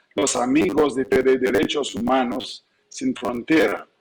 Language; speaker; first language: Spanish; non-native, learner; Haitian Creole